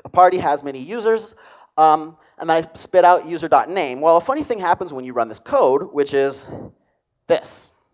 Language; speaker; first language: English; native; English